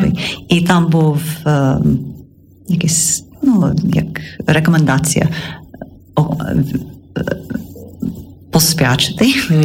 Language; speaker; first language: Ukrainian; non-native, learner; English